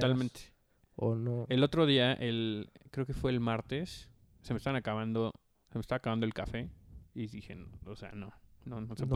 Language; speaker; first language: Spanish; native; Spanish